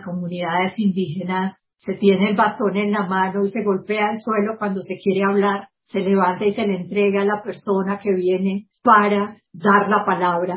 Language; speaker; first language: Spanish; native; Spanish